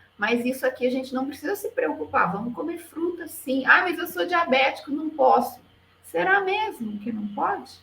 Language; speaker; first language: Portuguese; native; Portuguese